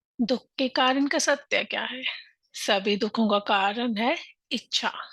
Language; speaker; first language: Hindi; native; Hindi